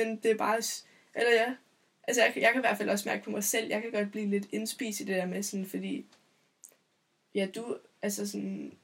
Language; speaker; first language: Danish; native; Danish